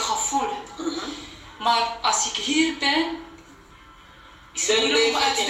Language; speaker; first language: Dutch; non-native, learner; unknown